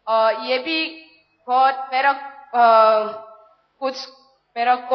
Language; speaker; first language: Hindi; non-native, local second language; Manipuri